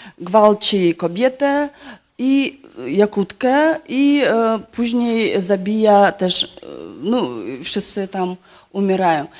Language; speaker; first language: Polish; non-native, fluent; Yakut